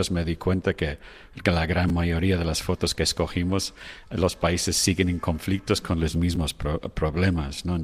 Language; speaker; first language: Spanish; non-native, fluent; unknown